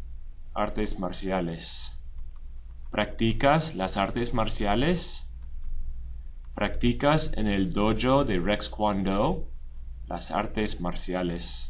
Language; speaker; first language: Spanish; non-native, fluent; English